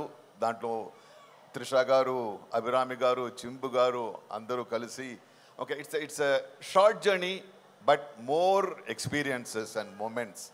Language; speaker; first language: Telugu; non-native, fluent; Tamil